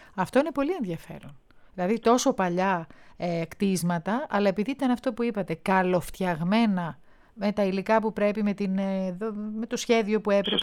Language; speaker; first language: Greek; native; Greek